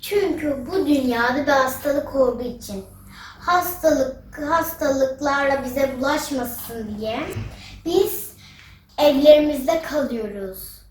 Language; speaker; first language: Turkish; early bilingual, heritage; Turkish